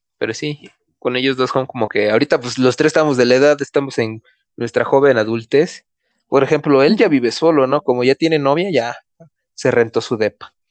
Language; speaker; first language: Spanish; native; Spanish